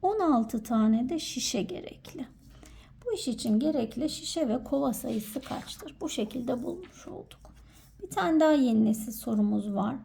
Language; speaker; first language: Turkish; native; Turkish